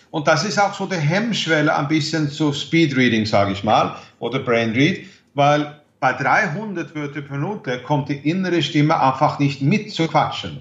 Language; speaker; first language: German; non-native, fluent; Swedish